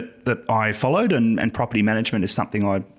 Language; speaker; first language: English; native; English